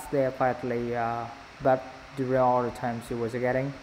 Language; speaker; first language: English; non-native, fluent; Vietnamese